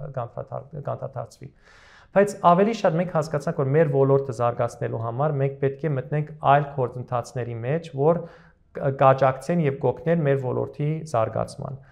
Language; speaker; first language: Armenian; early bilingual, heritage; Armenian